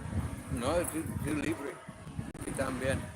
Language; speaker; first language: Spanish; non-native, learner; English